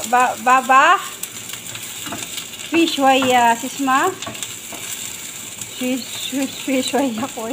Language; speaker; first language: Arabic; non-native, learner; Filipino